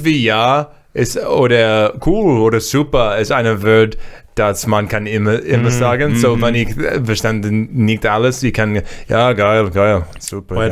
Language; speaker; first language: German; non-native, learner; English